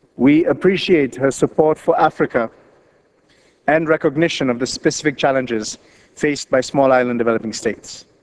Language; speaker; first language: English; non-native, local second language; Seselwa Creole French